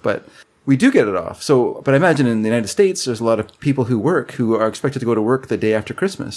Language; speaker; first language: English; native; English